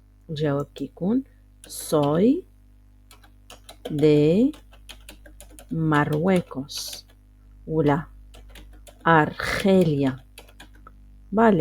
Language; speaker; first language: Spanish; non-native, fluent; Arabic